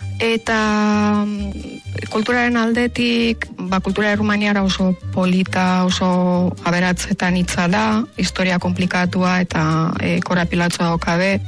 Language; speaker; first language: Basque; non-native, fluent; Romanian